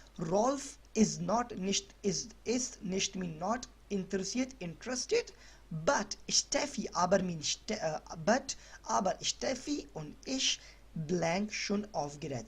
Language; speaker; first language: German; non-native, learner; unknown